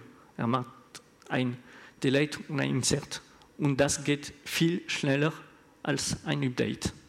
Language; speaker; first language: German; non-native, learner; French